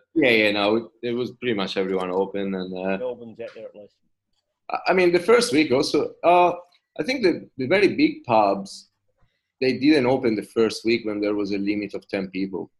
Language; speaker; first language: English; non-native, fluent; Italian